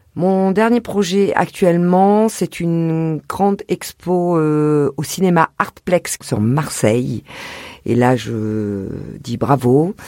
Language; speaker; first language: French; native; French